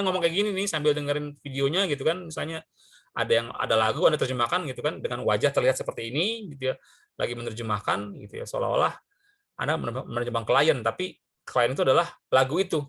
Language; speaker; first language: Indonesian; native; Indonesian